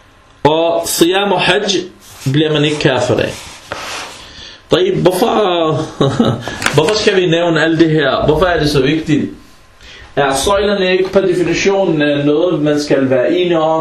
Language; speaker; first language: Danish; early bilingual, other home language; Arabic